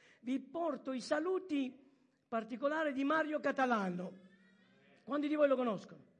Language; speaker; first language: Italian; early bilingual, heritage; French